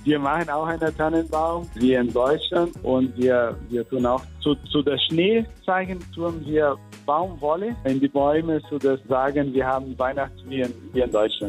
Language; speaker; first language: German; early bilingual, heritage; German